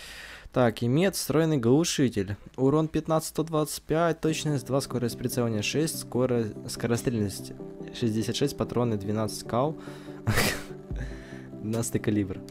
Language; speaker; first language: Russian; native; Russian